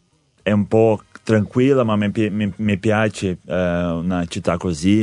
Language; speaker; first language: Italian; non-native, learner; Portuguese